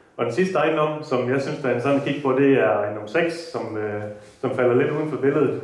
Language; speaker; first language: Danish; native; Danish